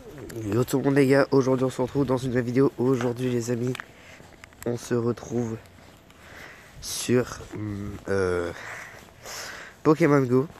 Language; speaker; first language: French; native; French